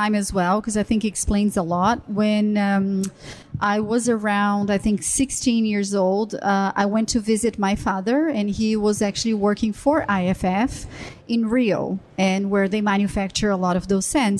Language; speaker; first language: English; non-native, fluent; Portuguese